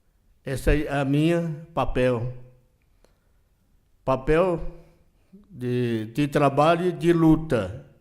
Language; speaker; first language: Portuguese; non-native, local second language; Yanomámi